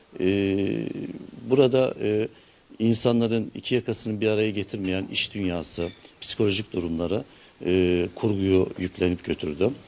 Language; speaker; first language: Turkish; native; Turkish